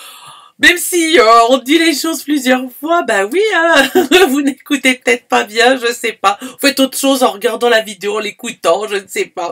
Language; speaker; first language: French; native; French